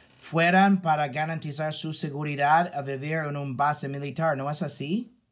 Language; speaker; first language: Spanish; non-native, fluent; English